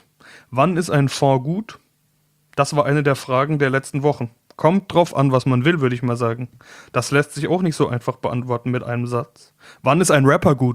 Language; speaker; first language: German; native; German